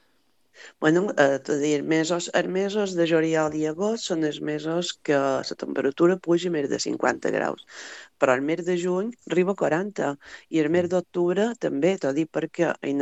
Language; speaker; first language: Catalan; native; Catalan